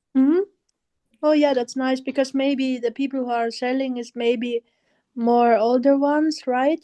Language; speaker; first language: English; non-native, learner; German